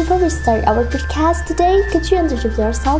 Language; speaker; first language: English; non-native, learner; Indonesian